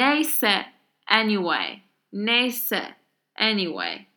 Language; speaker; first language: Turkish; non-native, learner; English